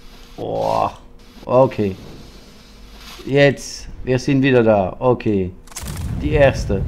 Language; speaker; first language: German; non-native, fluent; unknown